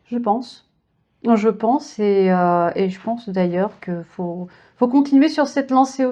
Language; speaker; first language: French; native; French